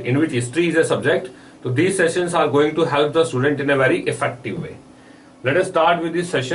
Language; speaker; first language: English; non-native, local second language; Hindi